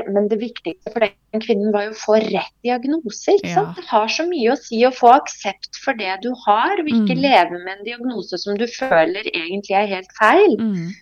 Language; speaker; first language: Norwegian; early bilingual, other home language; Polish